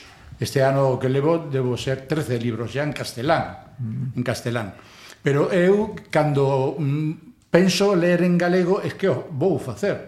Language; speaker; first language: Galician; non-native, local second language; Spanish